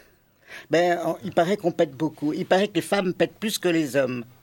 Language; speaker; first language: French; native; French